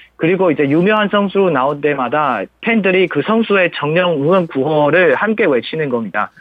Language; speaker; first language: Korean; non-native, fluent; Chinese